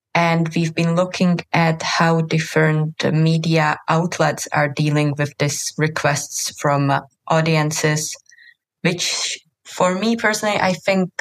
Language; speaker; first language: English; non-native, fluent; Czech